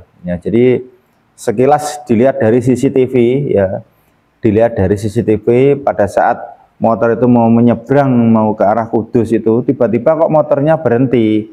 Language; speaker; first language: Indonesian; native; Indonesian